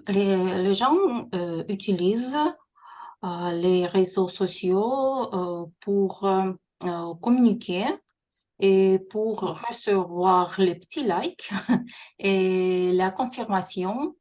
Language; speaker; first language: French; non-native, learner; Russian